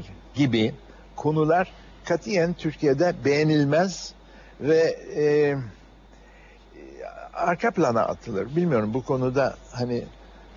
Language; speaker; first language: Turkish; native; Turkish